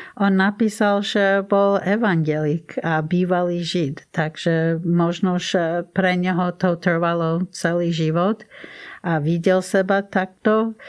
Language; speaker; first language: Slovak; non-native, fluent; English